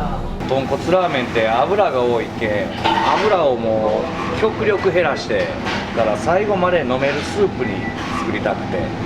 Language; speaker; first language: Japanese; native; Japanese